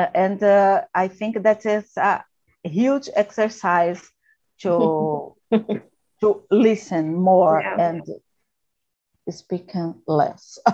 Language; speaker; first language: English; non-native, learner; Portuguese